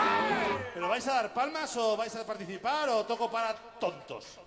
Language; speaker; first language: Spanish; native; Spanish